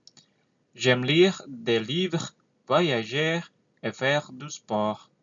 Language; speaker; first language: French; non-native, learner; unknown